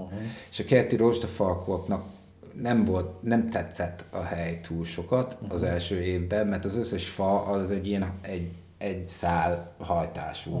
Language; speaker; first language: Hungarian; non-native, fluent; English